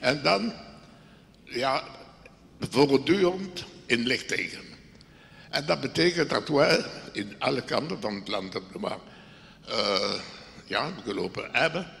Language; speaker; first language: Dutch; non-native, local second language; French